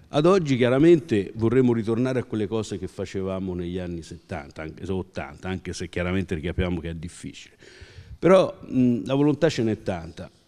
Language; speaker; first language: Italian; native; Italian